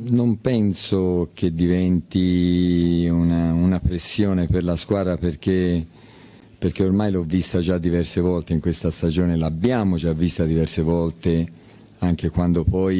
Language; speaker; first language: Italian; native; Italian